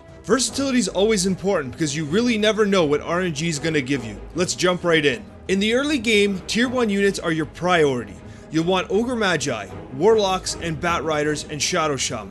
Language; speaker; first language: English; native; English